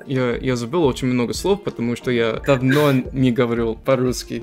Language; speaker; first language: Russian; non-native, fluent; English